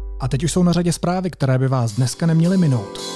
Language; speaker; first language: Czech; native; Czech